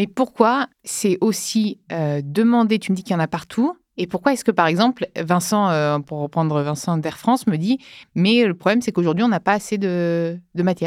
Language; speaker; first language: French; native; French